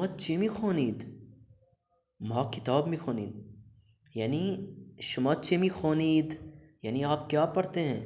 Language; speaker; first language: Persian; non-native, fluent; Urdu